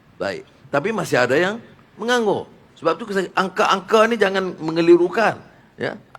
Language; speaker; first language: Malay; native; Malay